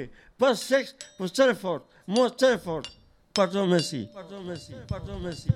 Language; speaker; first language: French; non-native, learner; Albanian